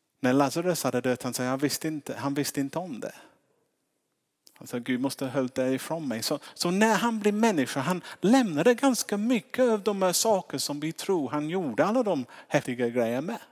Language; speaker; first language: Swedish; non-native, fluent; English